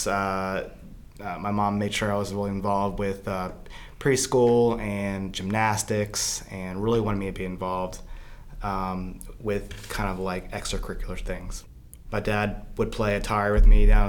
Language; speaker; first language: English; native; English